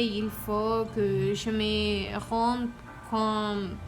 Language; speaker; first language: French; non-native, learner; Spanish